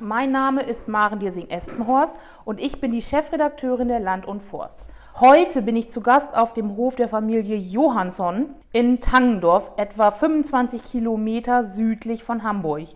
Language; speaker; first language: German; native; German